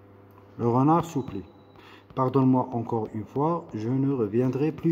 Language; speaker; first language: French; non-native, local second language; Arabic